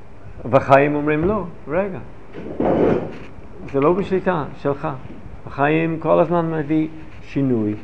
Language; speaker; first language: Hebrew; non-native, fluent; English